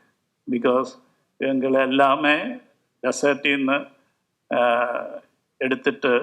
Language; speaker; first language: Tamil; non-native, local second language; Malayalam